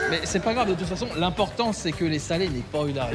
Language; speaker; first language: French; native; French